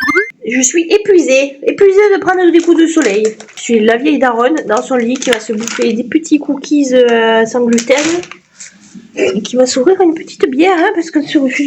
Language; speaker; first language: French; native; French